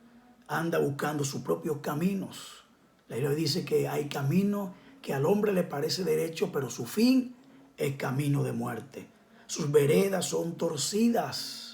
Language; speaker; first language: Spanish; native; Spanish